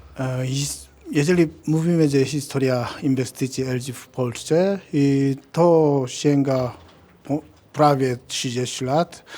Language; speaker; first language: Polish; non-native, learner; Korean